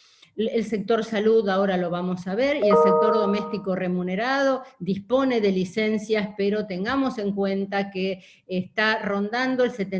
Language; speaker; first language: Spanish; native; Spanish